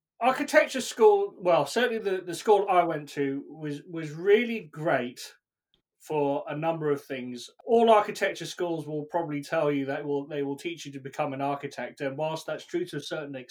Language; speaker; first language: English; native; English